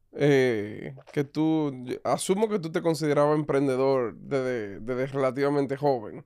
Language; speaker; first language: Spanish; native; Spanish